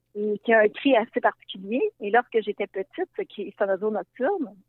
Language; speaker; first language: French; native; French